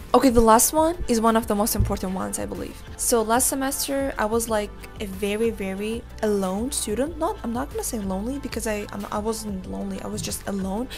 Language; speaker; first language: English; non-native, fluent; Uzbek